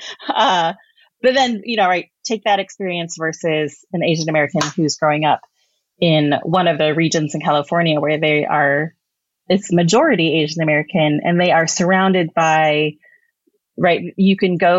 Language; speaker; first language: English; native; English